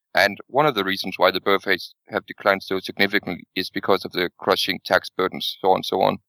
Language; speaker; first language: English; non-native, fluent; Danish